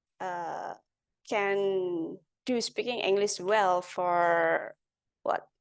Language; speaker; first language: English; non-native, learner; Indonesian